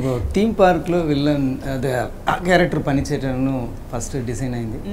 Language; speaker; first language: Telugu; non-native, learner; Tamil